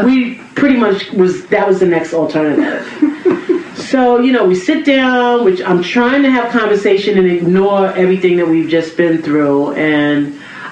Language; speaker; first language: English; native; English